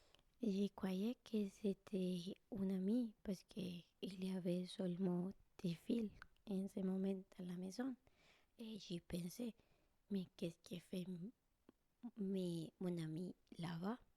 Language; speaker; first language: French; non-native, learner; Spanish